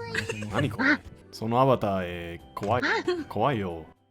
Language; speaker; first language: Japanese; non-native, learner; English